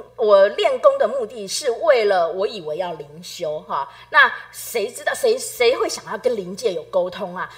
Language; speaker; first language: Chinese; native; Chinese